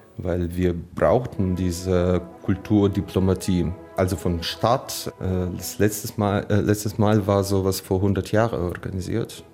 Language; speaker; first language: German; non-native, fluent; Ukrainian